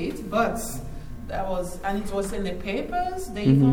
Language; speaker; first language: English; non-native, local second language; Yoruba